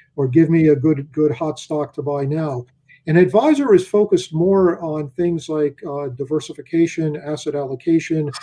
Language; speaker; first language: English; native; English